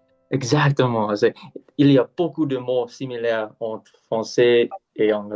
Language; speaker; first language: French; non-native, learner; English